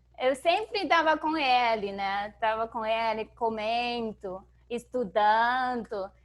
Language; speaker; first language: Portuguese; non-native, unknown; Chinese